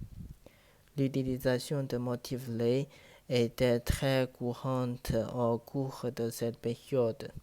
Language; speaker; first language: French; non-native, learner; Chinese